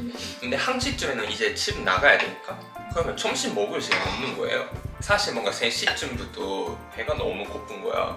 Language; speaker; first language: Korean; non-native, fluent; Japanese